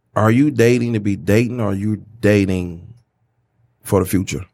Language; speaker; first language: English; native; English